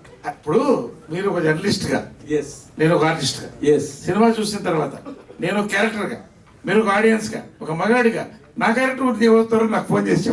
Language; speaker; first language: Telugu; native; Telugu